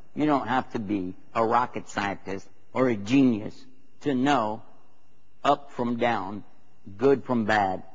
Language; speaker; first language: English; native; English